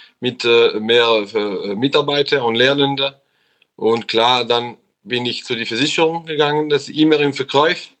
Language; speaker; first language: German; non-native, local second language; French